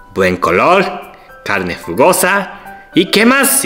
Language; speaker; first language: Spanish; non-native, learner; Japanese